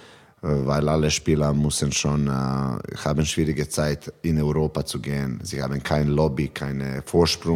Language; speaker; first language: German; non-native, fluent; Serbian